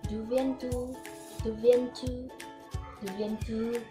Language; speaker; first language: French; non-native, learner; Indonesian